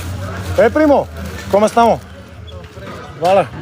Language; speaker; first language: Spanish; non-native, learner; Bulgarian